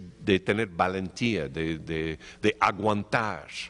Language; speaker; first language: Spanish; non-native, fluent; English